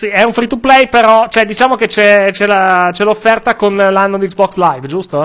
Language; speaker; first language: Italian; native; Italian